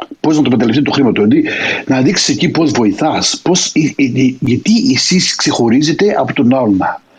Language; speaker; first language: Greek; early bilingual, heritage; Greek